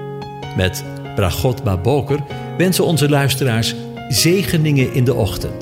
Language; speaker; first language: Dutch; native; Dutch